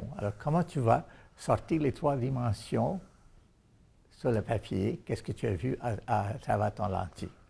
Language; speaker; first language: French; non-native, fluent; Bangla